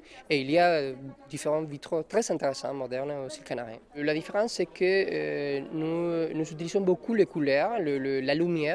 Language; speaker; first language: French; non-native, learner; Spanish